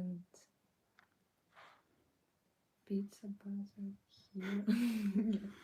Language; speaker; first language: English; non-native, learner; Ukrainian